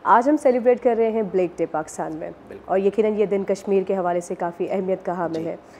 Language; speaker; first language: Urdu; non-native, local second language; Sindhi